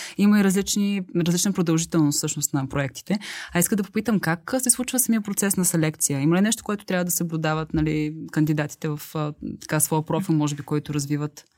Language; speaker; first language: Bulgarian; native; Bulgarian